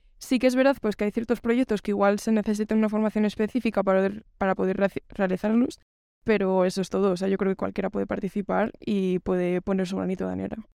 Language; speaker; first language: Spanish; native; Spanish